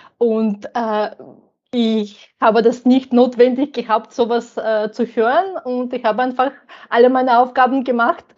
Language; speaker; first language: German; non-native, fluent; Ukrainian